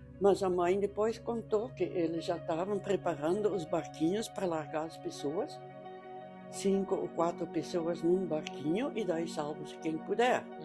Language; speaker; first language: Portuguese; early bilingual, other home language; Dutch